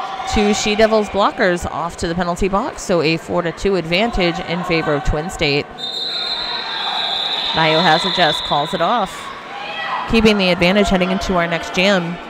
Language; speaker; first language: English; native; English